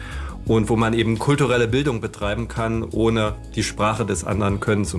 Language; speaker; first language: German; native; German